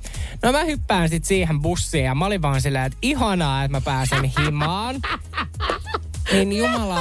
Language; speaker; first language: Finnish; native; Finnish